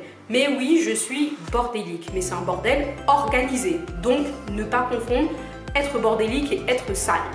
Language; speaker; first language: French; native; French